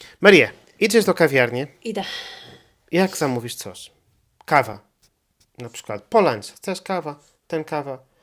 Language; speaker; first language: Polish; non-native, learner; Portuguese